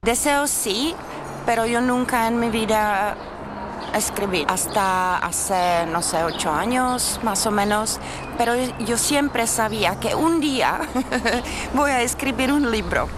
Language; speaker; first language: Spanish; non-native, learner; Czech